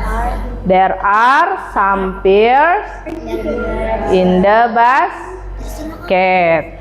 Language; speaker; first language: English; non-native, learner; Indonesian